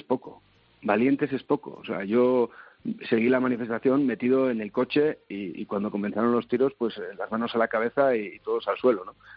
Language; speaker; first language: Spanish; native; Spanish